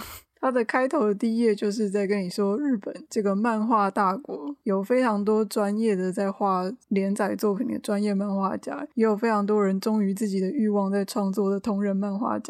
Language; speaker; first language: Chinese; native; Chinese